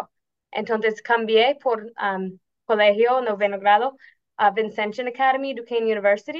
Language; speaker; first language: Spanish; non-native, fluent; English